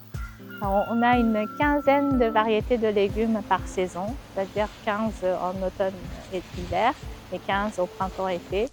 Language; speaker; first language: French; non-native, fluent; Japanese